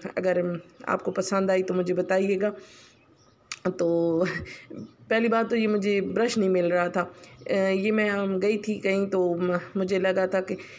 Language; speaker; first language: Urdu; non-native, local second language; Punjabi